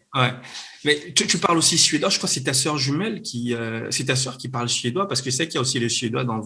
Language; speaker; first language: French; native; French